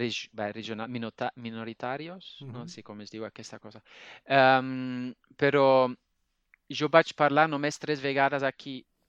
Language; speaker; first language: Spanish; non-native, fluent; Dutch